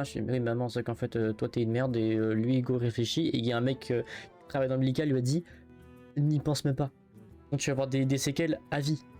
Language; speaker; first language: French; native; French